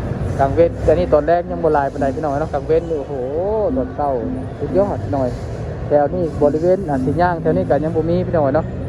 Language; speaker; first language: Thai; non-native, local second language; Lao